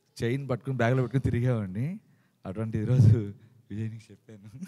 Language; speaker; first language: Telugu; native; Telugu